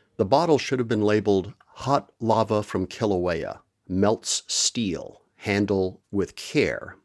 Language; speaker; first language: English; native; English